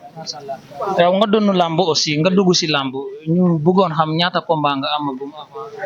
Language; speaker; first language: Wolof; native; Wolof